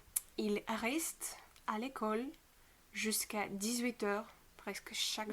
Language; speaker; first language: French; non-native, fluent; Bulgarian